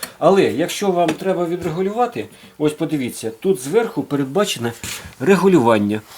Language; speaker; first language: Ukrainian; non-native, local second language; Russian